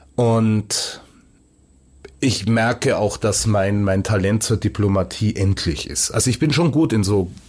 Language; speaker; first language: German; native; German